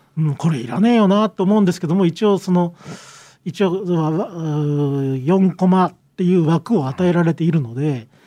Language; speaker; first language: Japanese; native; Japanese